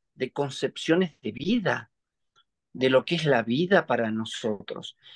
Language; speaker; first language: Spanish; native; Spanish